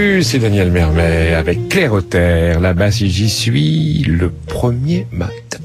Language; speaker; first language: French; native; French